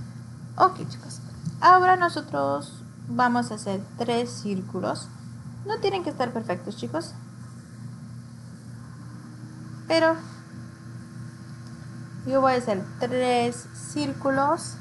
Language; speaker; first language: Spanish; early bilingual, heritage; Spanish